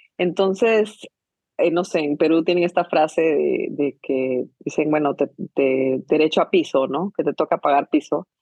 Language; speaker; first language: Spanish; native; Spanish